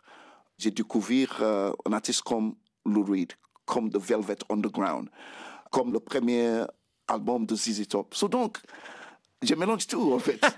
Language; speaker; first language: French; non-native, fluent; Krio